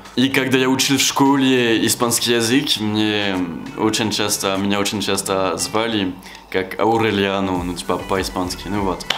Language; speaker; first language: Russian; non-native, fluent; French